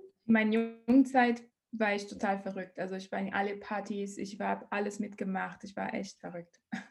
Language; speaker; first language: German; non-native, learner; Portuguese